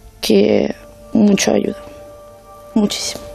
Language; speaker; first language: Spanish; non-native, learner; Ukrainian